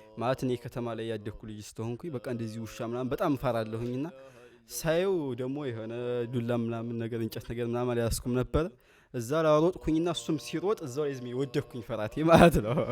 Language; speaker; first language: Amharic; native; Amharic